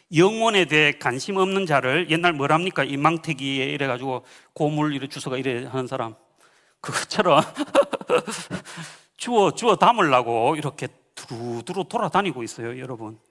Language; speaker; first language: Korean; native; Korean